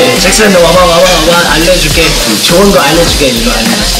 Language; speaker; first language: Korean; non-native, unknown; Cantonese